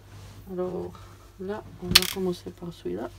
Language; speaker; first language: French; non-native, fluent; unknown